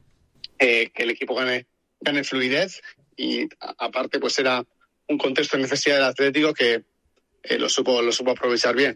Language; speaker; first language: Spanish; native; Spanish